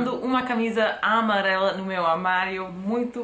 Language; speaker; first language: Portuguese; non-native, fluent; English